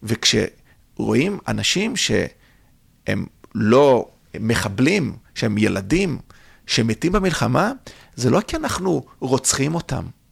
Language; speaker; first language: Hebrew; non-native, fluent; Portuguese